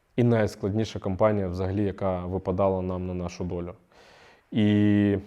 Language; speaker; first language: Ukrainian; native; Ukrainian